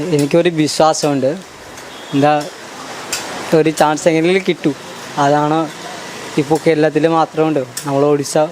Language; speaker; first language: Malayalam; non-native, learner; Odia